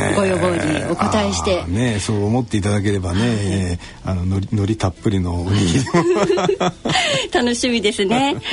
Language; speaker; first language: Japanese; native; Japanese